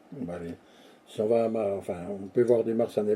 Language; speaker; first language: French; native; French